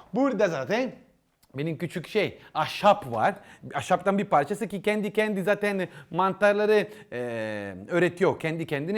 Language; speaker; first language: Turkish; non-native, learner; Italian